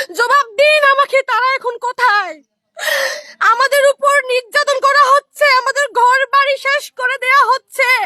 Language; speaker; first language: Bangla; non-native, local second language; Chakma